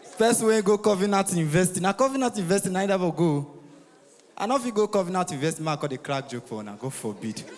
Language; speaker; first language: Nigerian Pidgin; native; Nigerian Pidgin